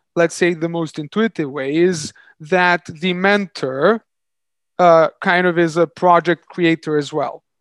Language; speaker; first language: English; non-native, fluent; Serbian